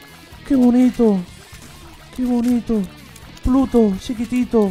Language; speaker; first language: Spanish; native; Spanish